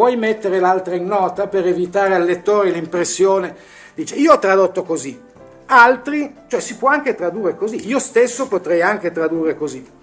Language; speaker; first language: Italian; native; Italian